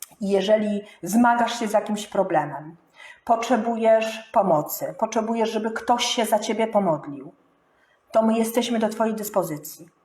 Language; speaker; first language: Polish; native; Polish